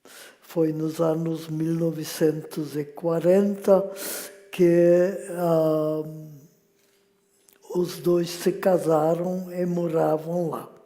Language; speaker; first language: Portuguese; non-native, fluent; French